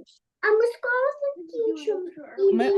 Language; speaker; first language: Ukrainian; non-native, local second language; Russian